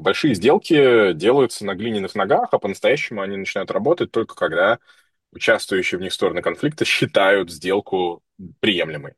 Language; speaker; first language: Russian; native; Russian